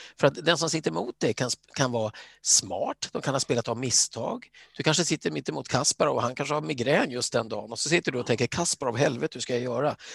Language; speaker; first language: Swedish; native; Swedish